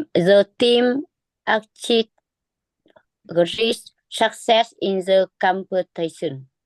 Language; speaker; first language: English; non-native, learner; Vietnamese